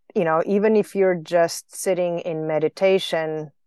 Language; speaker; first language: English; non-native, fluent; Slovenian